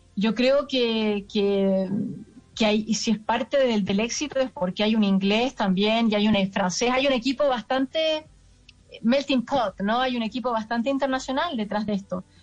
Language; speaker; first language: Spanish; native; Spanish